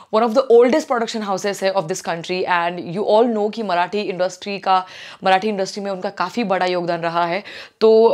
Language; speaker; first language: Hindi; non-native, local second language; Marathi